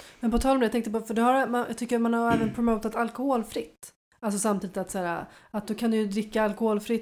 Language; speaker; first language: Swedish; native; Swedish